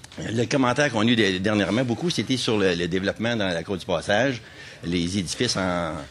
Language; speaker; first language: French; native; French